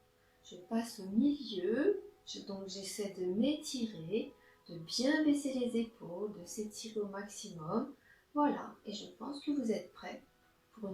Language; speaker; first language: French; native; French